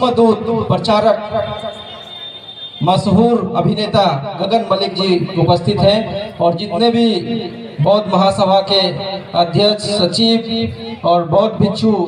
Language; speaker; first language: Hindi; native; Hindi